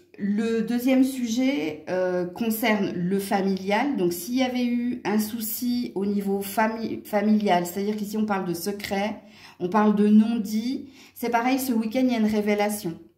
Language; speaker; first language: French; native; French